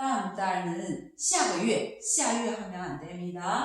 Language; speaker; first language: Korean; non-native, fluent; Chinese